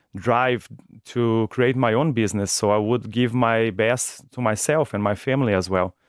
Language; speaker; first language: English; non-native, fluent; Portuguese